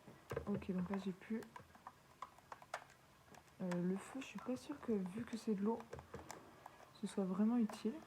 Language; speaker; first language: French; native; French